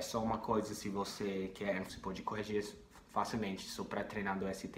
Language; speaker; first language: Portuguese; non-native, fluent; English